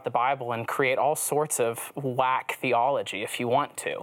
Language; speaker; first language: English; native; English